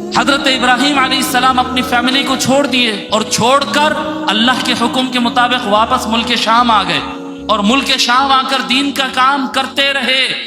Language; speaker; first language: Urdu; native; Urdu